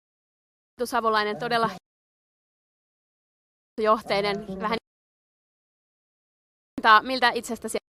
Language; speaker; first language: Finnish; native; Finnish